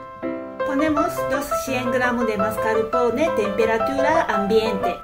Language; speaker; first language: Spanish; non-native, learner; Japanese